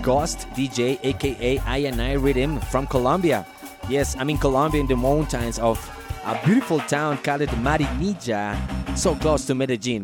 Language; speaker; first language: English; non-native, fluent; Spanish